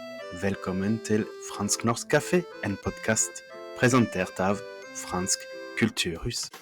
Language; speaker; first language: Norwegian; non-native, fluent; French